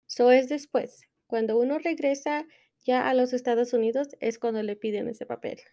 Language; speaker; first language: Spanish; early bilingual, heritage; Spanish